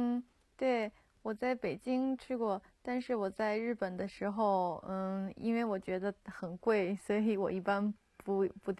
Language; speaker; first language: Chinese; non-native, learner; Japanese